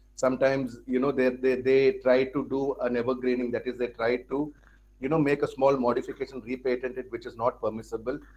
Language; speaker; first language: English; non-native, local second language; Tamil